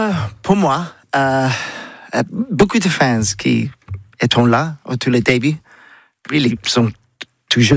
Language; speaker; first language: French; non-native, learner; English